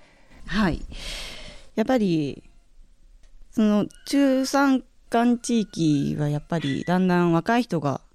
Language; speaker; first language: Japanese; native; Japanese